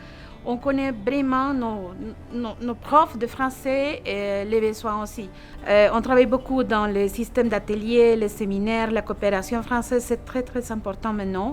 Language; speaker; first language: French; non-native, local second language; Spanish